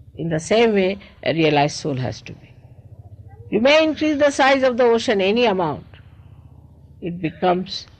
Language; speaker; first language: English; non-native, local second language; Marathi